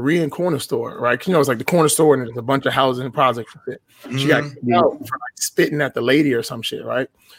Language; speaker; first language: English; native; English